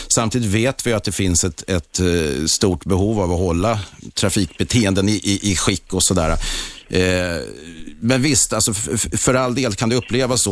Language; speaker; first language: Swedish; native; Swedish